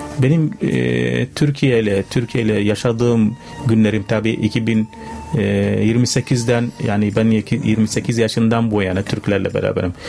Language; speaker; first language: Turkish; non-native, fluent; Arabic